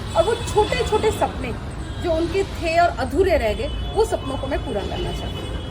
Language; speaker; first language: Hindi; non-native, local second language; Bangla